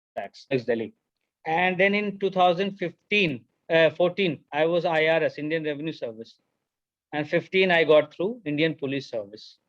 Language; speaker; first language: English; non-native, local second language; Hindi